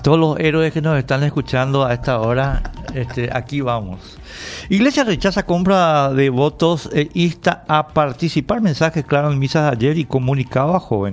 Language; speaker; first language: Spanish; native; Spanish